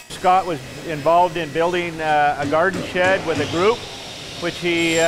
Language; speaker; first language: English; native; English